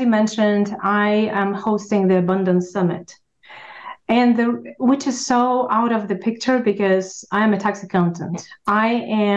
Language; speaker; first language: English; non-native, fluent; Russian